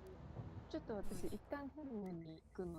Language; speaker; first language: Japanese; native; Japanese